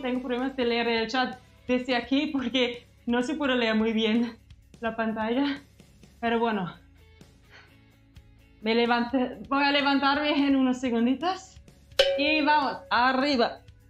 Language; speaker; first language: Spanish; non-native, fluent; German